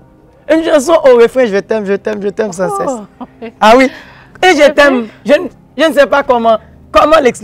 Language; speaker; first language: French; non-native, local second language; Haitian Creole